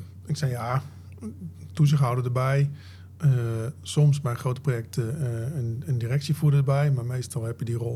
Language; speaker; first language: Dutch; native; Dutch